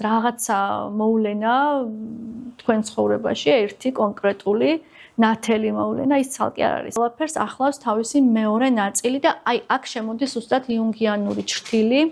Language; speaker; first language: Georgian; native; Georgian